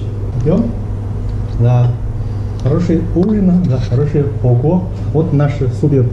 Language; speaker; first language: Russian; non-native, learner; Chinese